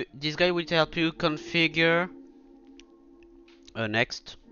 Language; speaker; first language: English; non-native, fluent; French